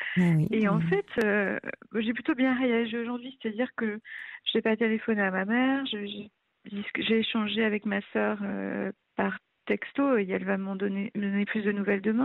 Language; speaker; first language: French; native; French